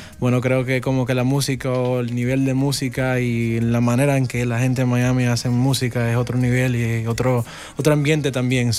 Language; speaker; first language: Spanish; early bilingual, heritage; Spanish